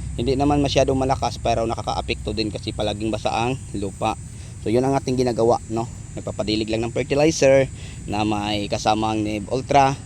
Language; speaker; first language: Filipino; non-native, local second language; Cebuano